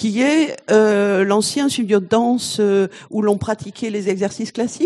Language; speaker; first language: French; native; French